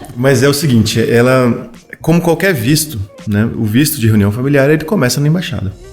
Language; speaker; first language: Portuguese; native; Portuguese